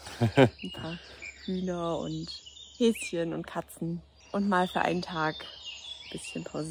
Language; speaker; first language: German; native; German